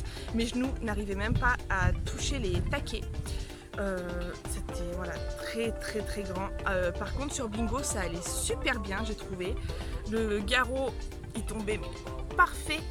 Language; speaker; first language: French; native; French